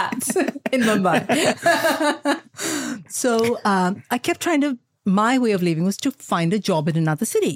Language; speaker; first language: English; non-native, local second language; Malayalam